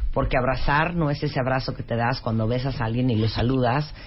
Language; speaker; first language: Spanish; native; Spanish